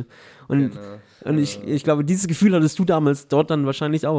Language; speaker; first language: German; native; German